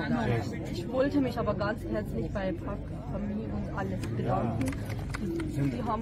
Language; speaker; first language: German; non-native, fluent; Urdu